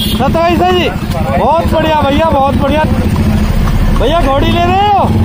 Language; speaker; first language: Hindi; native; Hindi